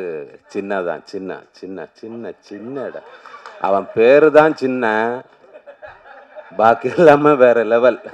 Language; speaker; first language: Tamil; non-native, learner; Malayalam